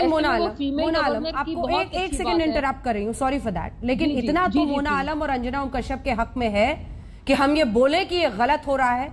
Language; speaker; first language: Hindi; native; Hindi